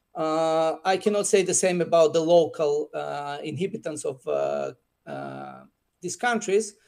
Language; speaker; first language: English; non-native, fluent; Russian